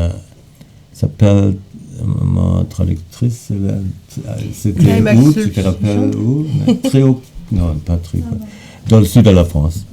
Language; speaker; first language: French; non-native, fluent; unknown